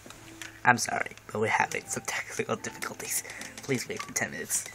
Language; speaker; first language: English; native; English